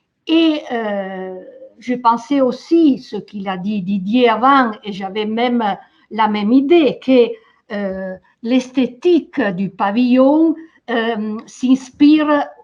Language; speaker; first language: French; non-native, fluent; Italian